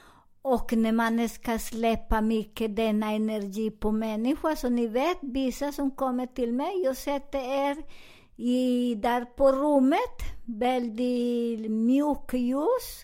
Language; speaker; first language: Swedish; non-native, learner; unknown